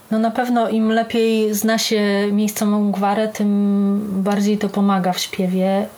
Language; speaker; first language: Polish; native; Polish